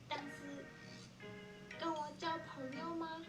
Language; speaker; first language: Chinese; non-native, learner; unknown